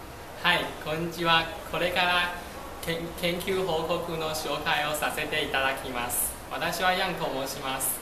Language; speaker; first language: Japanese; non-native, learner; Chinese